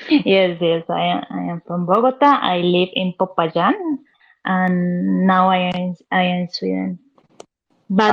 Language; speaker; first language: English; non-native, learner; Spanish